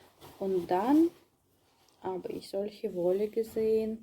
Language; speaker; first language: German; non-native, learner; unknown